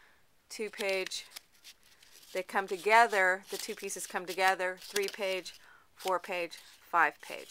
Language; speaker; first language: English; native; English